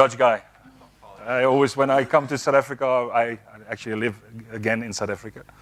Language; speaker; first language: English; non-native, fluent; Dutch